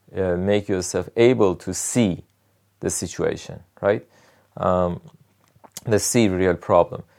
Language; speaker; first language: English; non-native, fluent; Persian